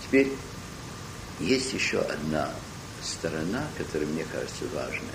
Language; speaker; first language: Russian; early bilingual, heritage; Russian